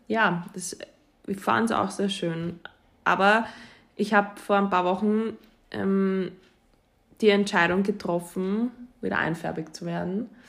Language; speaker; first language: German; native; German